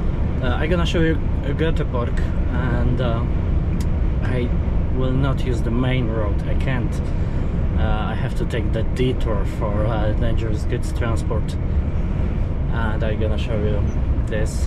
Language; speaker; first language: English; non-native, fluent; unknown